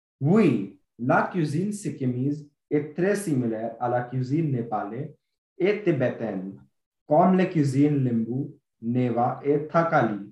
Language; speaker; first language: French; non-native, learner; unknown